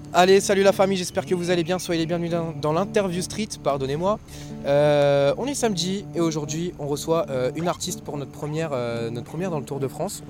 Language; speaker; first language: French; native; French